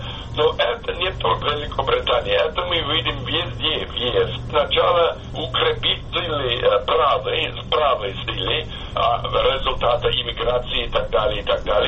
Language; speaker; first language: Russian; non-native, fluent; English